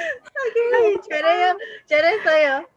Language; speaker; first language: Korean; non-native, learner; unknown